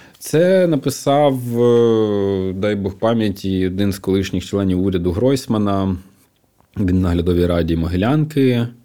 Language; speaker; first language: Ukrainian; non-native, local second language; Russian